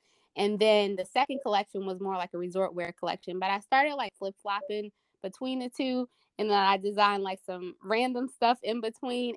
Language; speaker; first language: English; native; English